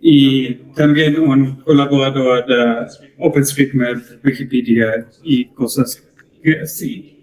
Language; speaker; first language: Spanish; non-native, learner; German